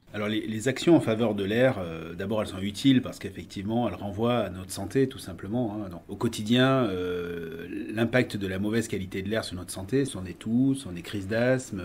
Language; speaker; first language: French; native; French